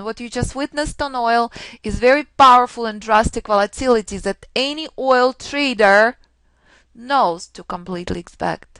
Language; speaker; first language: English; non-native, fluent; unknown